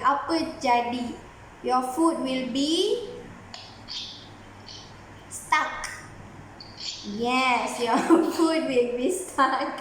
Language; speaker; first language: English; non-native, learner; Malay